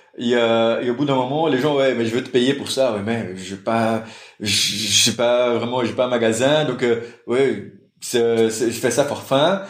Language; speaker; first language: French; non-native, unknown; Portuguese